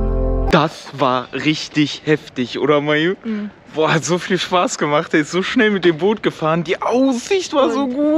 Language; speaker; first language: German; native; German